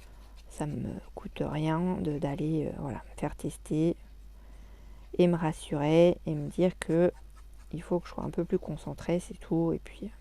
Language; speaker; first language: French; native; French